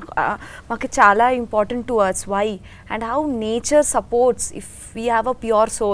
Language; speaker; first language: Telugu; non-native, learner; Bangla